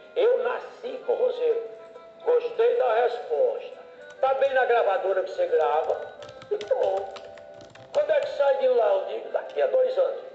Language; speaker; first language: Portuguese; native; Portuguese